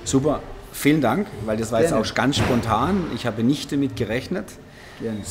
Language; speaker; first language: German; native; German